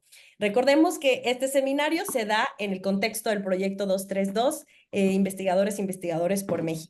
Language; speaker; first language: Spanish; native; Spanish